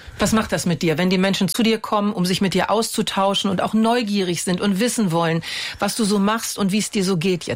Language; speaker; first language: German; native; German